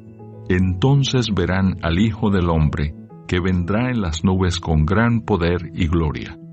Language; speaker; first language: Spanish; native; Spanish